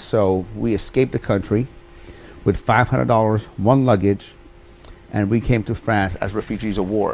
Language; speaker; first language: English; early bilingual, other home language; Persian